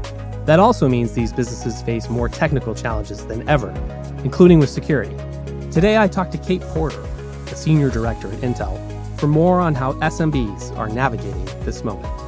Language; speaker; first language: English; native; English